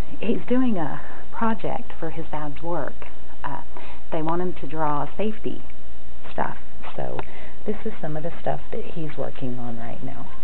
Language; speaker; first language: English; native; English